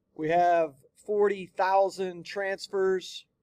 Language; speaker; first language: English; native; English